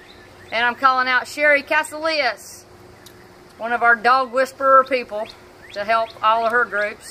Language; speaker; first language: English; native; English